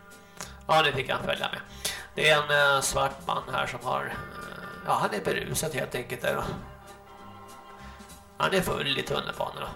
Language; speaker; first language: Swedish; native; Swedish